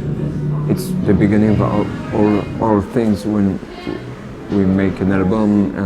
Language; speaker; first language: English; non-native, learner; French